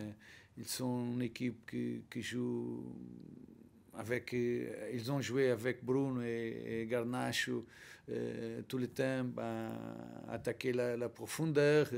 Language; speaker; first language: French; non-native, learner; Portuguese